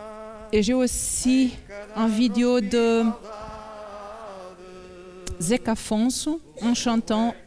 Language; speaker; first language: French; non-native, learner; Portuguese